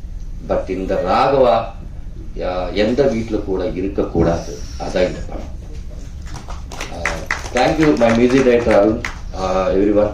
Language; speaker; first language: Tamil; non-native, learner; Telugu